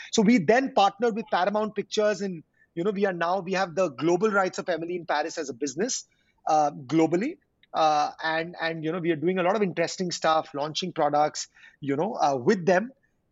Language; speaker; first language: English; non-native, local second language; Hindi